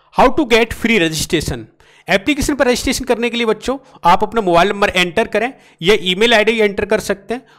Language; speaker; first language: Hindi; native; Hindi